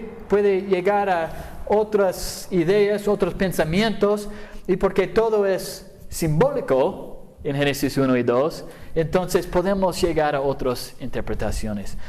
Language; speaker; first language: Spanish; non-native, fluent; English